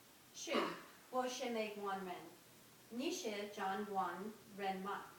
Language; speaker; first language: Chinese; non-native, learner; English